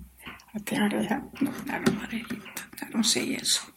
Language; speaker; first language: Swedish; non-native, fluent; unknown